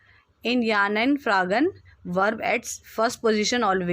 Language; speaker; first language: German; non-native, fluent; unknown